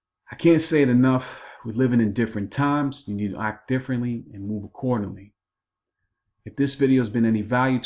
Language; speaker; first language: English; native; English